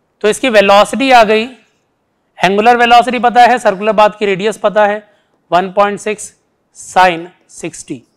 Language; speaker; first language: Hindi; native; Hindi